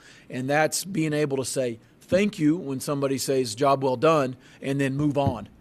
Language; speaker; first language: English; native; English